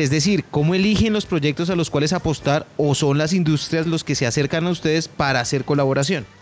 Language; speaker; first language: Spanish; native; Spanish